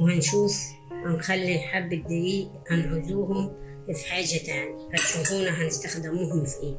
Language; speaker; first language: Arabic; native; Arabic